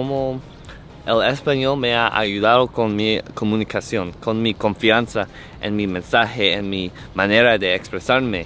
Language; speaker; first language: Spanish; non-native, learner; English